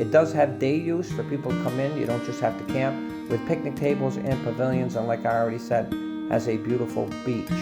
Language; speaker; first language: English; native; English